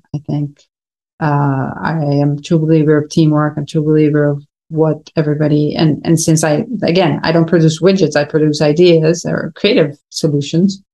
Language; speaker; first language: English; non-native, fluent; Spanish